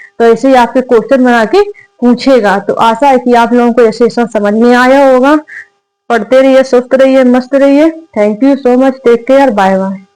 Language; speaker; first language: Hindi; native; Hindi